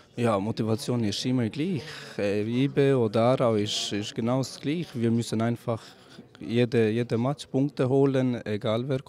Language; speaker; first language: German; non-native, fluent; Albanian